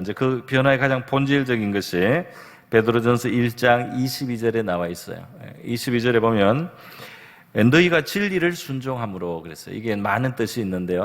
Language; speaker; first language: Korean; native; Korean